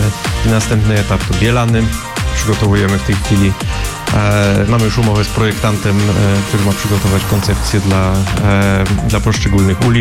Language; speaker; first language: Polish; native; Polish